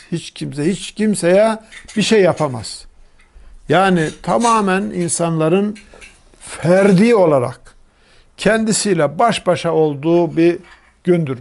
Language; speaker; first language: Turkish; native; Turkish